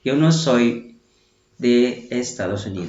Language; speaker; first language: Spanish; non-native, fluent; Filipino